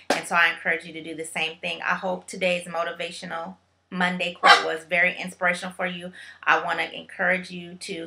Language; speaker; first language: English; native; English